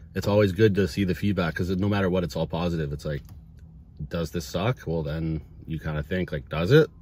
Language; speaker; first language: English; native; English